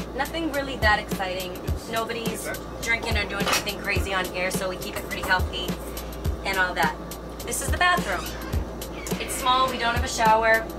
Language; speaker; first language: English; native; English